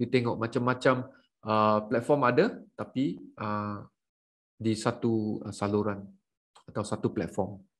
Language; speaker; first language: Malay; native; Malay